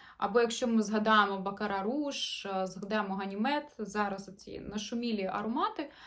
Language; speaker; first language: Ukrainian; non-native, local second language; Russian